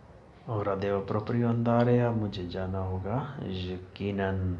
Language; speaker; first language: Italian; non-native, learner; Urdu